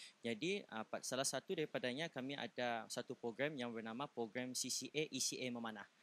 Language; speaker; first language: Malay; native; Malay